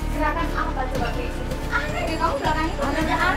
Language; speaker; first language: Indonesian; native; Indonesian